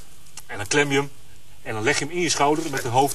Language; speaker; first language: Dutch; native; Dutch